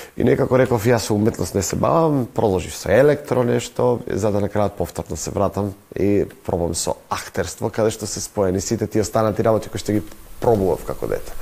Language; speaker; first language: Macedonian; native; Macedonian